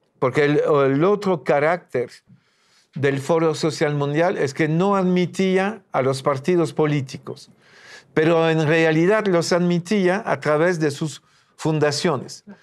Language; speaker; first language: Spanish; non-native, fluent; French